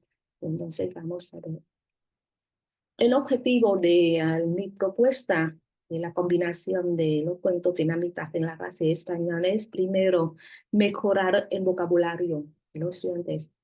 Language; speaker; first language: Spanish; non-native, fluent; Vietnamese